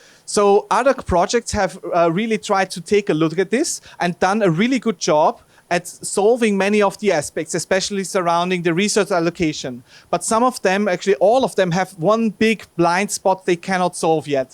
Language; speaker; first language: English; non-native, fluent; German